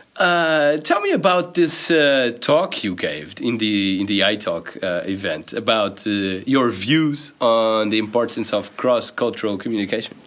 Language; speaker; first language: English; non-native, fluent; Portuguese